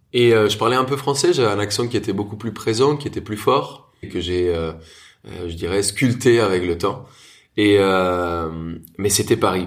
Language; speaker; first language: French; non-native, fluent; Spanish